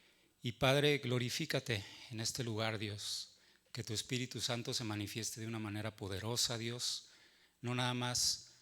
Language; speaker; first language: Spanish; native; Spanish